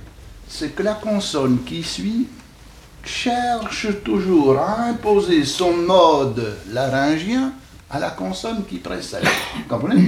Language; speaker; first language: French; native; French